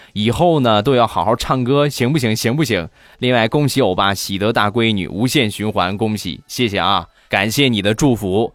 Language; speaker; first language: Chinese; native; Chinese